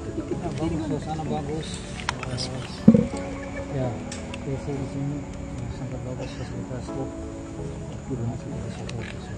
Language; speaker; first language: Indonesian; non-native, fluent; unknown